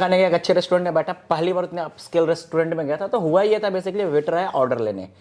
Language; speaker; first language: Hindi; native; Hindi